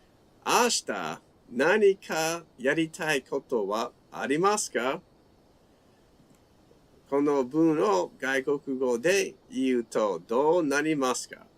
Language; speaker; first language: Japanese; non-native, fluent; English